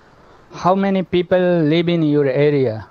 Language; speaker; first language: English; non-native, learner; Bangla